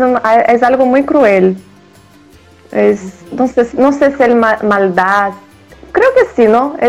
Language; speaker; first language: Spanish; non-native, fluent; Portuguese